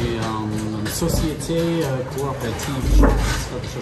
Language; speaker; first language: French; non-native, fluent; English